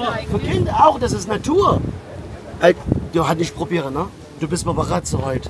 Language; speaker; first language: German; non-native, learner; Arabic